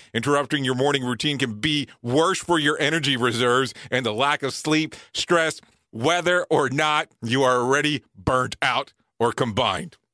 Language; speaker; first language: English; native; English